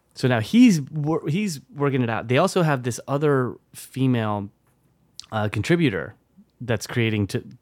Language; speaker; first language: English; early bilingual, other home language; French